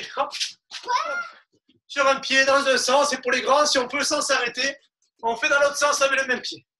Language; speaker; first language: French; native; French